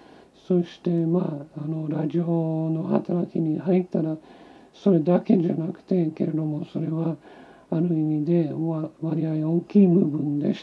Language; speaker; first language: Japanese; non-native, local second language; English